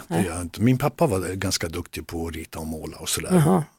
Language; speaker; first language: Swedish; native; Swedish